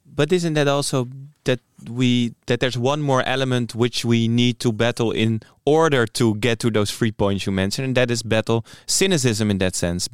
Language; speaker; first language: English; non-native, fluent; Dutch